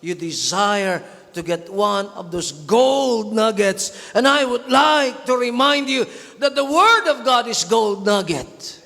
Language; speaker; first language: English; non-native, local second language; Filipino